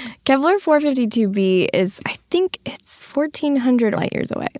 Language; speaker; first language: English; native; English